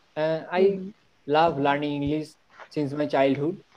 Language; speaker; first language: English; non-native, local second language; Bangla